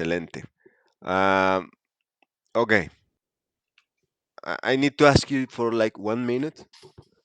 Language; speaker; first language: English; non-native, fluent; Spanish